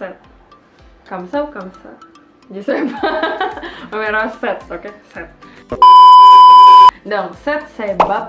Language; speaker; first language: French; non-native, learner; Indonesian